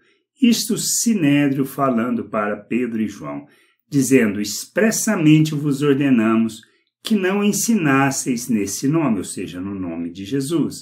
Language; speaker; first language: Portuguese; native; Portuguese